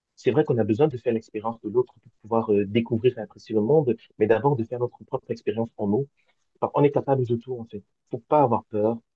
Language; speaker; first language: French; native; French